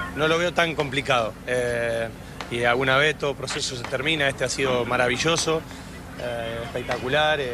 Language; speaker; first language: Spanish; native; Spanish